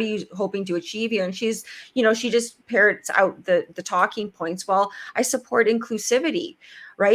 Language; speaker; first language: English; native; English